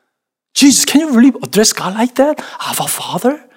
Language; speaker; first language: English; non-native, fluent; Korean